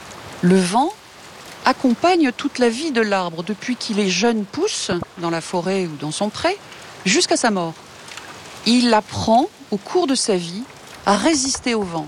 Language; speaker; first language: French; native; French